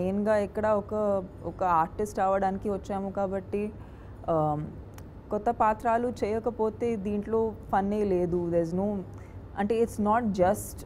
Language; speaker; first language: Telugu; non-native, fluent; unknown